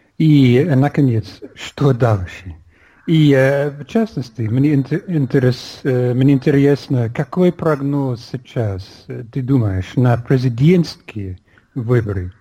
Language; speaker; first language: Russian; non-native, fluent; English